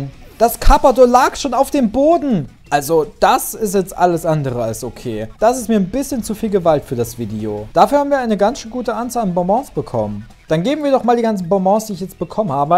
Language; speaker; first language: German; native; German